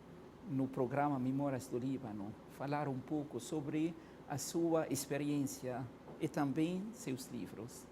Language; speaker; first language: Portuguese; non-native, fluent; Arabic